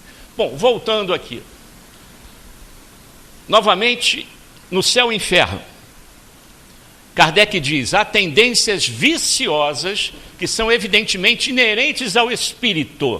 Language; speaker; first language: Portuguese; native; Portuguese